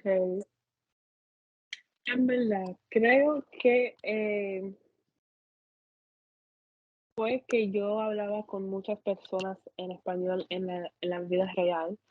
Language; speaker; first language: Spanish; non-native, fluent; English